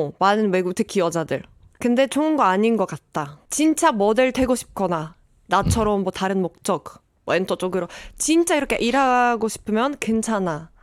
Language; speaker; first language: Korean; non-native, fluent; Polish